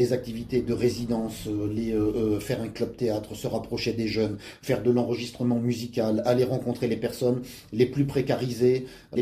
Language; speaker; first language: French; native; French